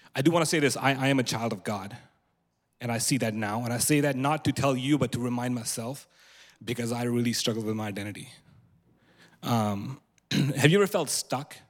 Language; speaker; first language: English; non-native, local second language; Punjabi